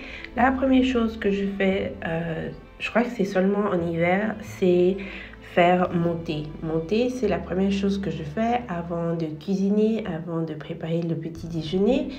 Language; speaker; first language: French; non-native, fluent; Spanish